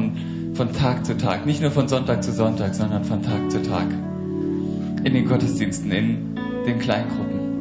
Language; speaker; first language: German; native; German